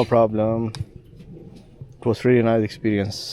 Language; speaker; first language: English; non-native, local second language; Urdu